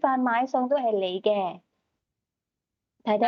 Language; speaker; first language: Cantonese; native; Cantonese